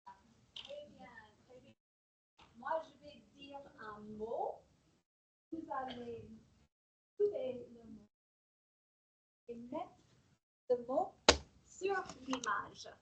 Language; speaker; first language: French; non-native, fluent; English